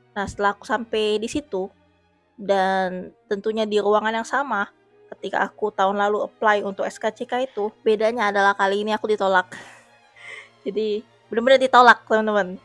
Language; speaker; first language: Indonesian; native; Indonesian